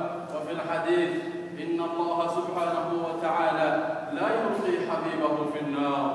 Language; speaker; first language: Arabic; non-native, local second language; Somali